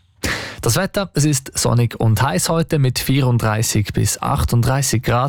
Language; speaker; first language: German; native; German